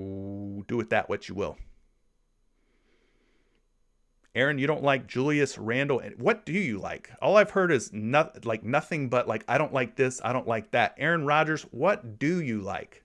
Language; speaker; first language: English; native; English